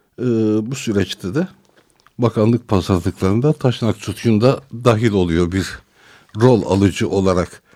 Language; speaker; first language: Turkish; non-native, local second language; Armenian